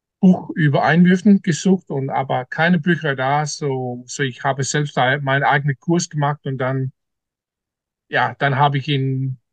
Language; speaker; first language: German; non-native, learner; Danish